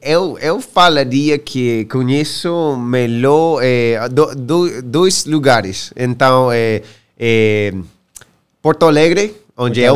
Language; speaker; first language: Portuguese; non-native, learner; English